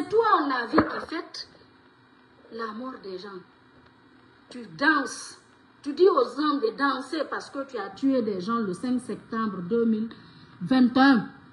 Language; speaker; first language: French; non-native, local second language; Fula